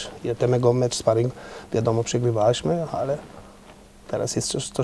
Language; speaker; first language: Polish; non-native, fluent; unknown